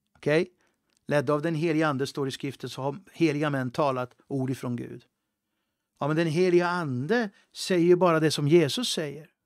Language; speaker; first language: Swedish; native; Swedish